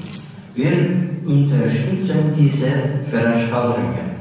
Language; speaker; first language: German; non-native, learner; Turkish